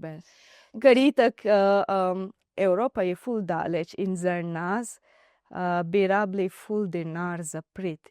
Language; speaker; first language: Slovenian; non-native, learner; Divehi